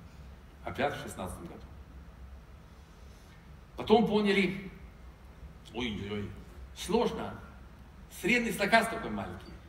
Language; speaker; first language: Russian; non-native, fluent; Swedish